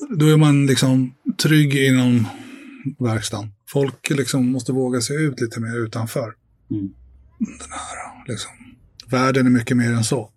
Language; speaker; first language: Swedish; early bilingual, other home language; Arabic